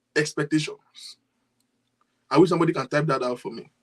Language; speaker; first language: English; non-native, local second language; Yoruba